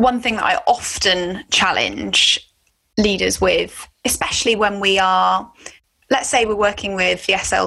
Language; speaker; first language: English; native; English